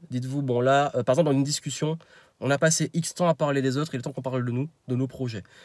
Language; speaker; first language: French; native; French